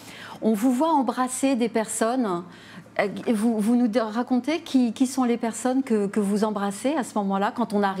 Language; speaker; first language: French; native; French